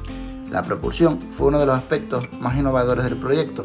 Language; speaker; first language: Spanish; native; Spanish